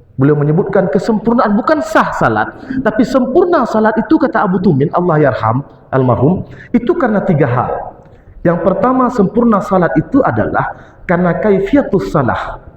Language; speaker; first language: Malay; non-native, local second language; Achinese